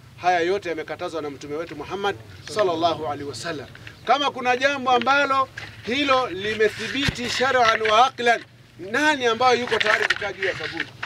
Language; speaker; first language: Swahili; native; Swahili